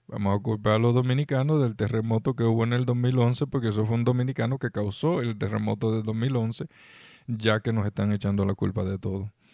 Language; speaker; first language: Spanish; native; Spanish